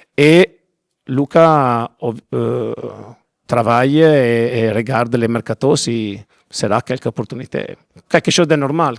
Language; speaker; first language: French; non-native, learner; Italian